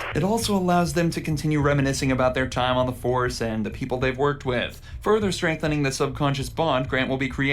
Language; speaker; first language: English; native; English